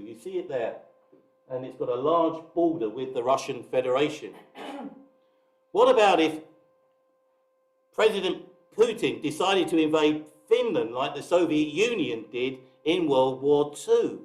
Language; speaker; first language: English; native; English